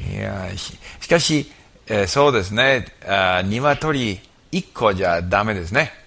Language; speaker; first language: Japanese; native; Japanese